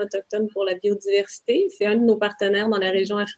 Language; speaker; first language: French; native; French